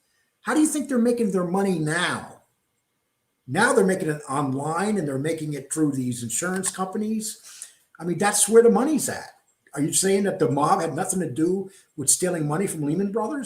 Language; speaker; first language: English; native; English